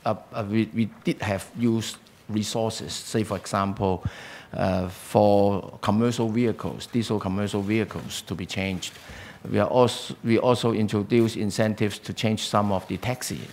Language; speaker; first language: English; non-native, local second language; Chinese